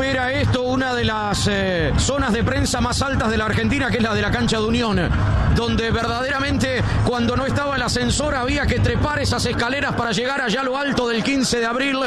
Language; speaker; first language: Spanish; native; Spanish